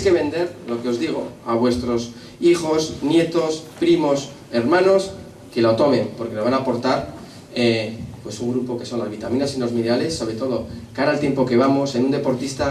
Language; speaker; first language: Spanish; native; Spanish